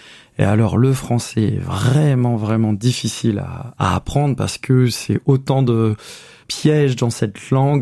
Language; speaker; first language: French; native; French